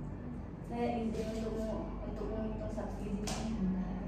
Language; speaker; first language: Indonesian; native; Indonesian